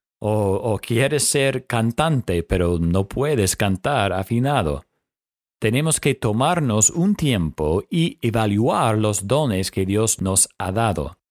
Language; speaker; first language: Spanish; non-native, fluent; English